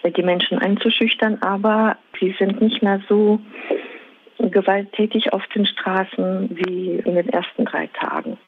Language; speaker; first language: German; non-native, fluent; Russian